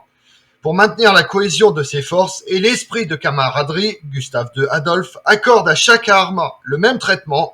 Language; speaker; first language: French; native; French